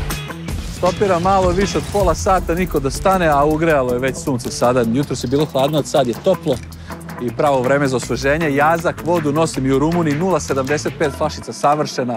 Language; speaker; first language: Serbian; native; Serbian